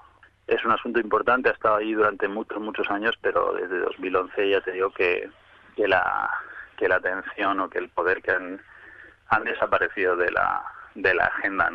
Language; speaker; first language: Spanish; native; Spanish